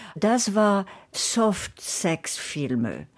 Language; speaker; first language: German; non-native, fluent; French